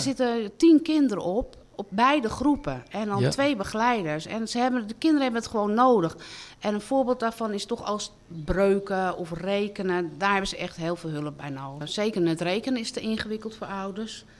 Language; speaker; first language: Dutch; native; Dutch